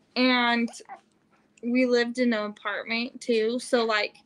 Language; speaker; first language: English; native; English